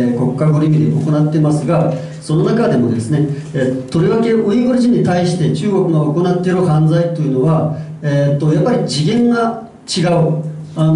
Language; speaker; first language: Japanese; non-native, fluent; Uyghur